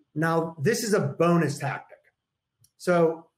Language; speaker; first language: English; native; English